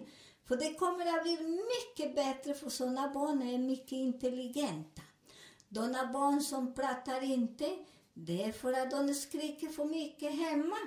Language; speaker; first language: Swedish; non-native, fluent; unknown